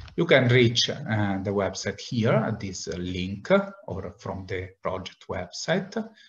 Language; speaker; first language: English; non-native, fluent; Italian